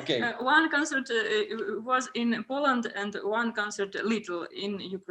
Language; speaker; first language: English; non-native, learner; Ukrainian